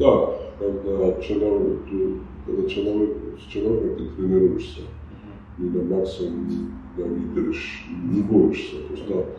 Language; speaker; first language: Russian; non-native, fluent; Georgian